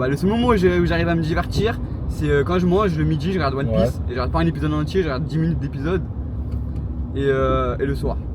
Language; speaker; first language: French; native; French